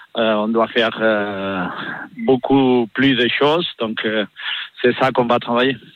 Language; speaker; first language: French; non-native, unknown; Catalan